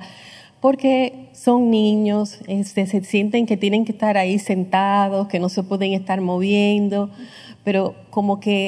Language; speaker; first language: Spanish; native; Spanish